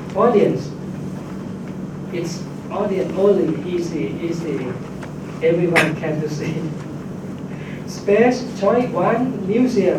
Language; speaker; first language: English; non-native, learner; Thai